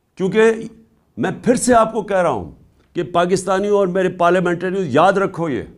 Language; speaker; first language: Urdu; native; Urdu